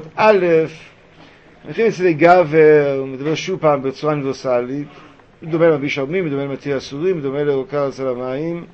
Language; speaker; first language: Hebrew; native; Hebrew